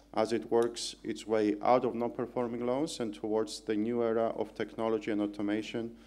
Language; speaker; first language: English; non-native, fluent; Greek